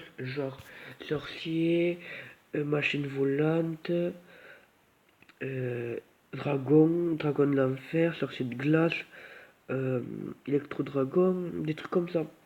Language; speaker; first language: French; native; French